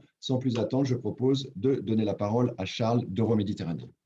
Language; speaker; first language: French; native; French